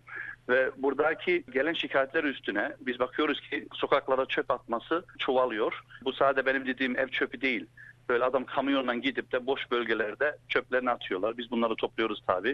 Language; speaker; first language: Turkish; early bilingual, heritage; Turkish